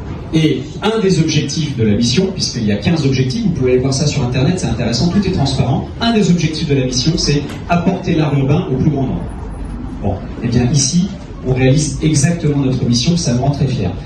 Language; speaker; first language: French; native; French